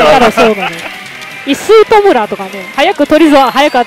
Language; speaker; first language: Japanese; native; Japanese